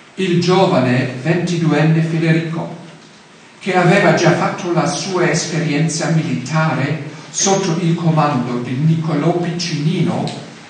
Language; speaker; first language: Italian; non-native, fluent; German